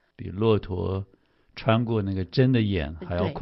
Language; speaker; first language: Chinese; native; Chinese